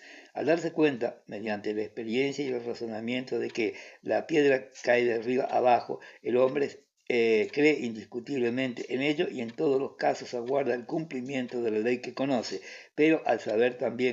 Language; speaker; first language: Spanish; native; Spanish